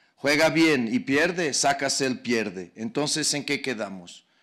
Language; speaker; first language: Spanish; non-native, fluent; Portuguese